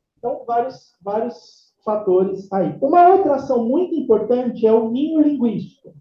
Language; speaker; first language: Portuguese; native; Portuguese